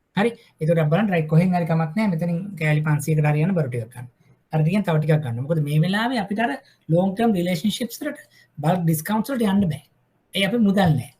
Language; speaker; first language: Sinhala; native; Sinhala